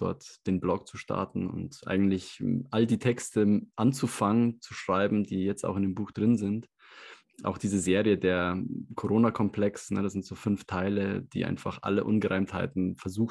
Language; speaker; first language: German; native; German